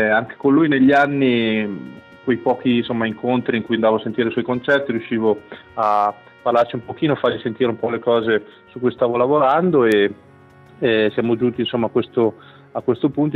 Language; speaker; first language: Italian; native; Italian